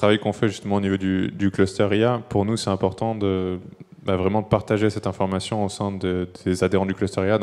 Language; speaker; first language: French; native; French